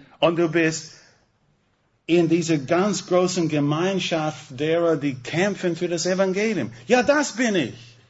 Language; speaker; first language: German; non-native, fluent; English